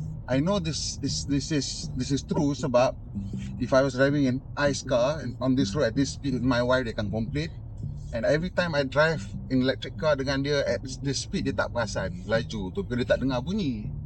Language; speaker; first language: English; non-native, local second language; Malay